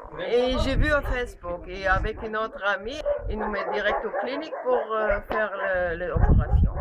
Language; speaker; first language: French; non-native, learner; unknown